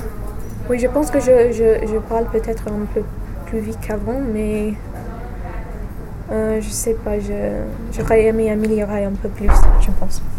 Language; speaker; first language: French; non-native, fluent; English